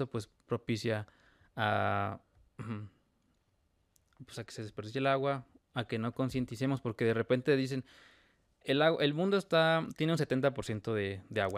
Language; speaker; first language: Spanish; native; Spanish